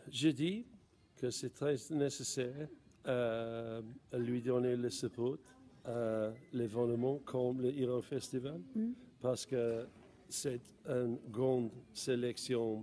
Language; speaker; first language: French; non-native, learner; English